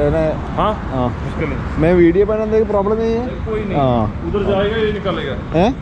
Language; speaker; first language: Hindi; non-native, local second language; Malayalam